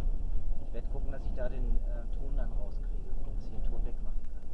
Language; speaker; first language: German; native; German